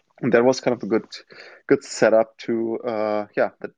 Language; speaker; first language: English; non-native, fluent; German